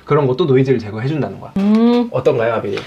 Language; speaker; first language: Korean; native; Korean